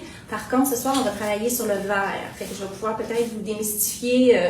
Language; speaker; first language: French; native; French